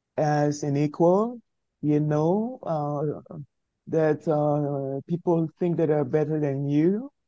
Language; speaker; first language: English; non-native, local second language; French